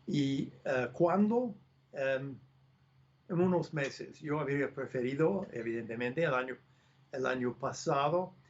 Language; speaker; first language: Spanish; non-native, fluent; English